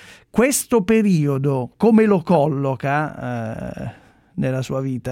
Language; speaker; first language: Italian; native; Italian